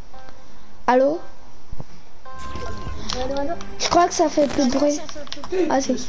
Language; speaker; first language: French; native; French